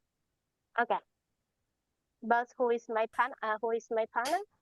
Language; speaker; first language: English; non-native, learner; Vietnamese